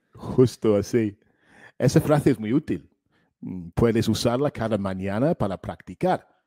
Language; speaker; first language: Spanish; native; Spanish